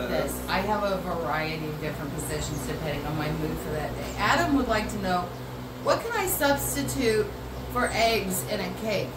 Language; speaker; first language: English; native; English